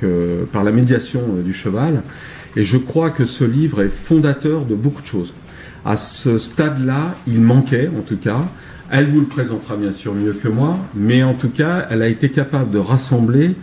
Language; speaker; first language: French; native; French